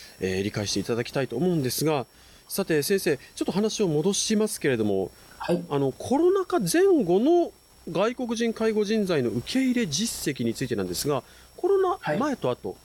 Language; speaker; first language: Japanese; native; Japanese